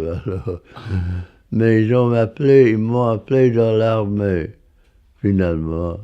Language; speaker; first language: French; non-native, fluent; English